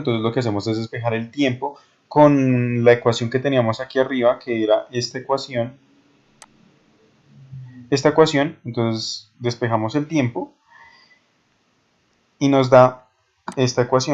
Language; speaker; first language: Spanish; native; Spanish